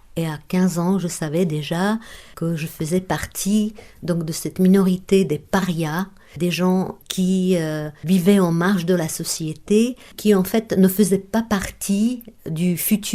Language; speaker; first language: French; non-native, fluent; Czech